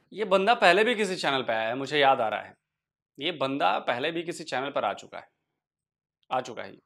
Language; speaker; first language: Hindi; native; Hindi